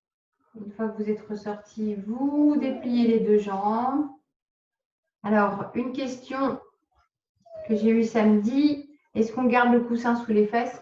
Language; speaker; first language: French; native; French